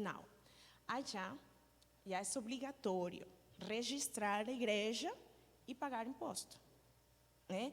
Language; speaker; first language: Portuguese; non-native, learner; Spanish